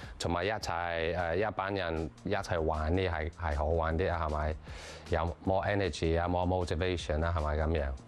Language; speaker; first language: Cantonese; non-native, learner; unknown